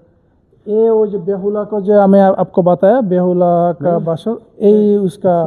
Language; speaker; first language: Hindi; non-native, learner; Bangla